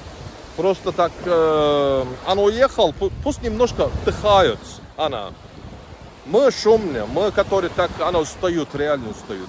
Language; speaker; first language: Russian; non-native, learner; Turkish